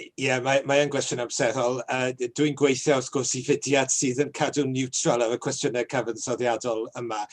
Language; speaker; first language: Welsh; native; Welsh